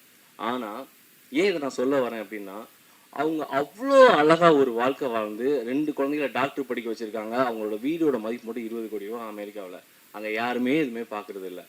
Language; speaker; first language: Tamil; native; Tamil